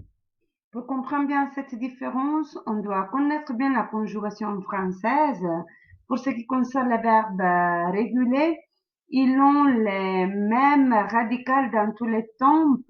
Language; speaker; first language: French; non-native, learner; Italian